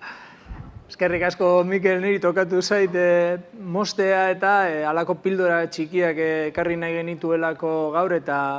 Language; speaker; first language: Basque; native; Basque